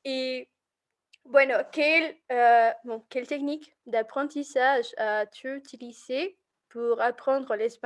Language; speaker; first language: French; non-native, fluent; Spanish